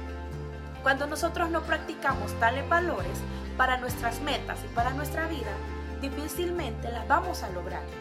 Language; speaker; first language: Spanish; native; Spanish